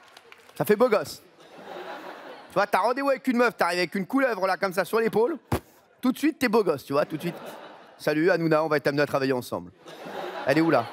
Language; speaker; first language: French; native; French